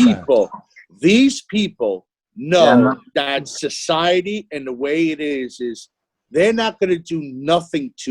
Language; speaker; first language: English; native; English